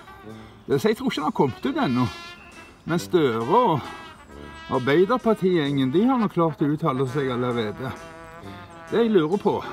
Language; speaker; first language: Norwegian; native; Norwegian